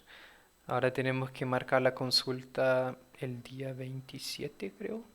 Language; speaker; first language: Spanish; early bilingual, heritage; Portuguese